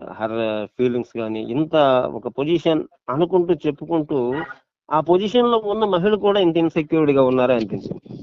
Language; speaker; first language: Telugu; non-native, local second language; Odia